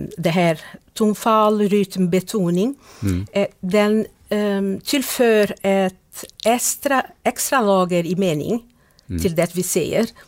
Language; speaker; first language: Swedish; non-native, fluent; Portuguese